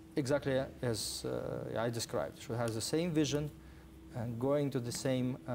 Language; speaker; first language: English; non-native, fluent; Ukrainian